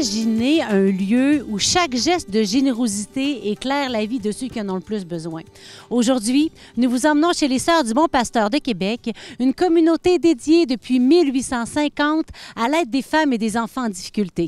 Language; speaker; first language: French; native; French